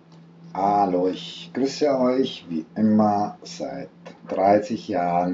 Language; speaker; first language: German; non-native, fluent; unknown